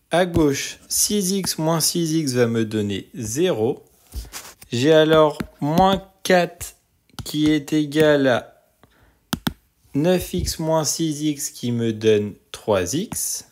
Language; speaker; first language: French; native; French